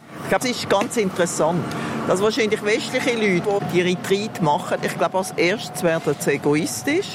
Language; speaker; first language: German; non-native, fluent; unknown